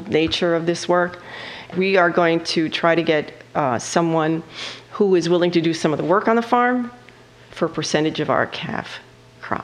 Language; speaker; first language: English; native; English